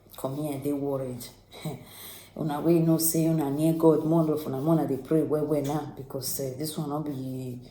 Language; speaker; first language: Nigerian Pidgin; native; Nigerian Pidgin